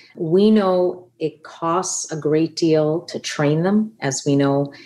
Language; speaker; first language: English; non-native, fluent; Italian